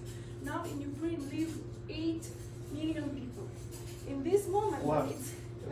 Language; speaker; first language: English; non-native, learner; Russian